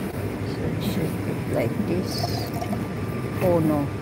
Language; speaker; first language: English; non-native, local second language; Filipino